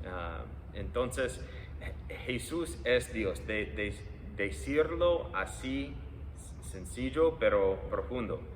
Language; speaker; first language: Spanish; non-native, fluent; English